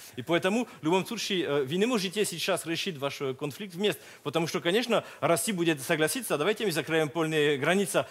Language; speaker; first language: Russian; non-native, fluent; French